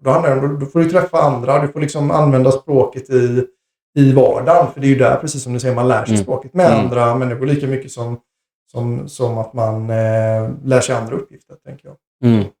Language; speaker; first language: Swedish; native; Swedish